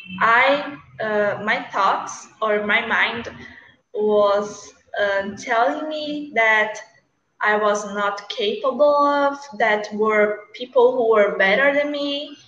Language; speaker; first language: English; non-native, learner; Portuguese